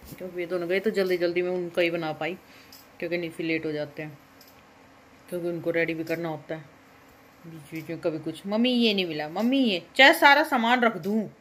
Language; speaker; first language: Hindi; native; Hindi